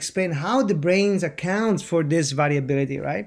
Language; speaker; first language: English; non-native, fluent; Italian